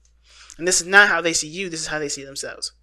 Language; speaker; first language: English; native; English